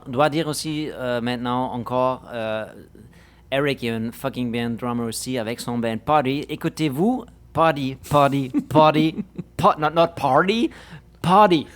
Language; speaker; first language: French; non-native, fluent; German